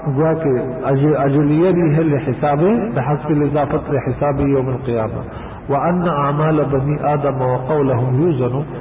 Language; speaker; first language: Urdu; non-native, local second language; Pashto